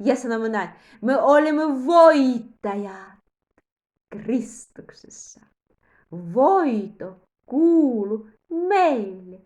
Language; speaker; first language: Finnish; non-native, learner; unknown